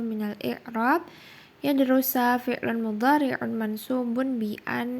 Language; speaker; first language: Arabic; non-native, learner; Indonesian